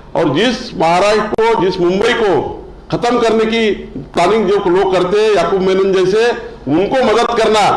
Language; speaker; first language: Hindi; non-native, local second language; Marathi